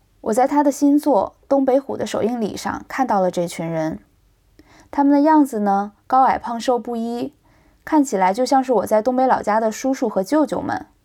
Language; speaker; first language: Chinese; native; Chinese